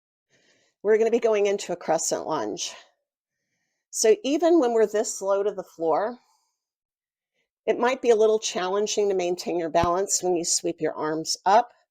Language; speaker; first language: English; native; English